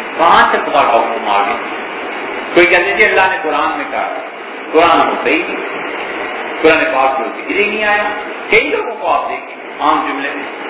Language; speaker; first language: Urdu; native; Urdu